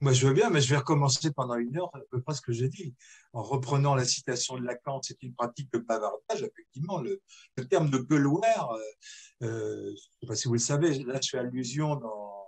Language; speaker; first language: French; native; French